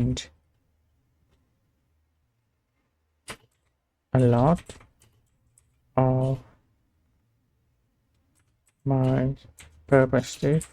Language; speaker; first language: English; non-native, learner; Vietnamese